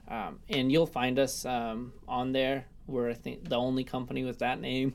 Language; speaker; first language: English; early bilingual, other home language; Russian